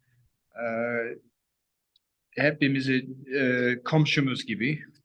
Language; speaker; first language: Turkish; non-native, learner; English